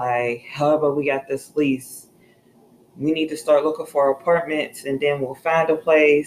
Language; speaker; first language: English; native; English